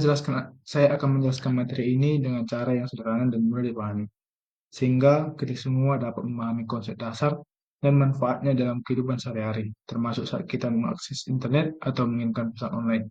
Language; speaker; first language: Indonesian; native; Indonesian